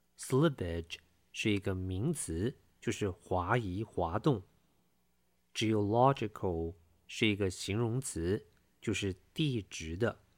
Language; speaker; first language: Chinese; native; Chinese